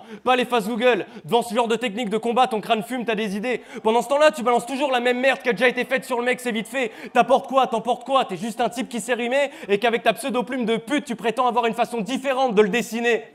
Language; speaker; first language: French; native; French